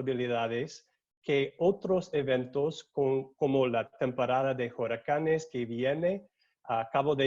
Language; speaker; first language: Spanish; non-native, learner; English